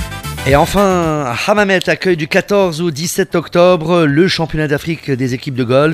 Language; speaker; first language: French; non-native, local second language; Arabic